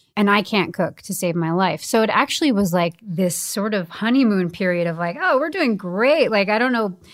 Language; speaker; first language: English; native; English